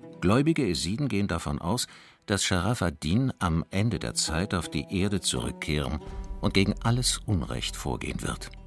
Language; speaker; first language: German; native; German